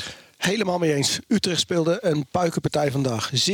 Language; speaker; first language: Dutch; native; Dutch